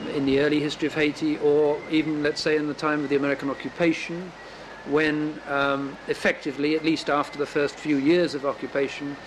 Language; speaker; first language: English; native; English